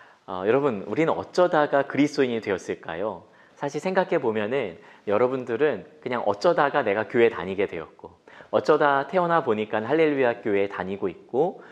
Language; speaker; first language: Korean; native; Korean